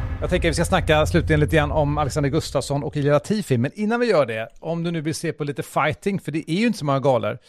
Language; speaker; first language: Swedish; native; Swedish